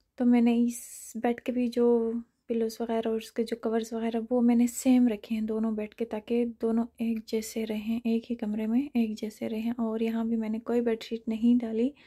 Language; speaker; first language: Urdu; non-native, fluent; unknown